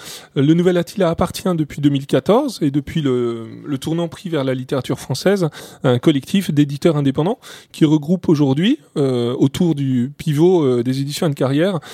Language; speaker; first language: French; native; French